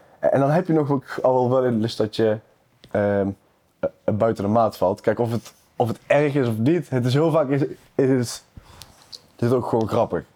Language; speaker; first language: Dutch; native; Dutch